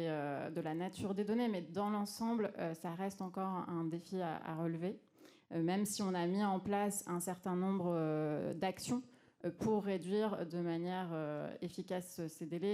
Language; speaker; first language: French; native; French